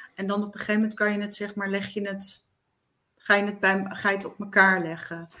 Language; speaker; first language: Dutch; native; Dutch